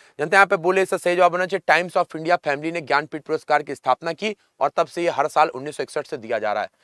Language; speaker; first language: Hindi; native; Hindi